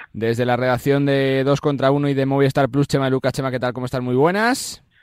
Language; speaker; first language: Spanish; native; Spanish